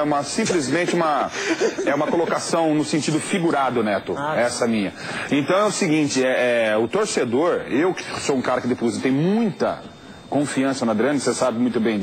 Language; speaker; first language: Portuguese; native; Portuguese